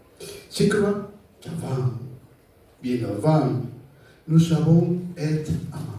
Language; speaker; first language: French; non-native, fluent; Spanish